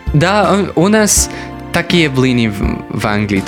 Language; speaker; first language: Russian; non-native, learner; English